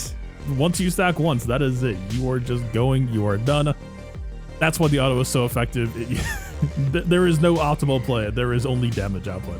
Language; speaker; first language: English; native; English